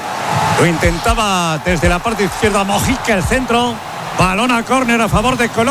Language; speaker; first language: Spanish; native; Spanish